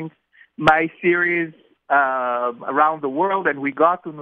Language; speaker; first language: English; non-native, fluent; Hebrew